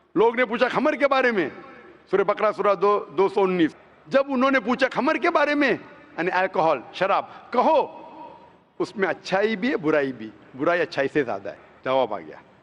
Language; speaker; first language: Hindi; non-native, local second language; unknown